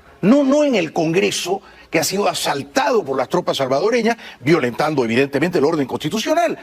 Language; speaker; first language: Spanish; native; Spanish